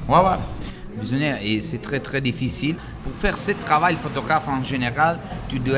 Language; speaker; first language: French; non-native, learner; Italian